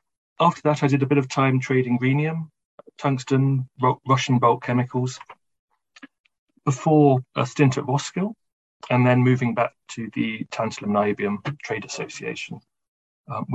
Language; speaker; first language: English; native; English